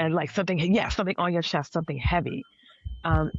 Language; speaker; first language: English; native; English